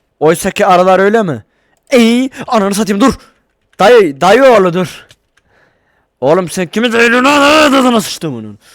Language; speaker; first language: Turkish; native; Turkish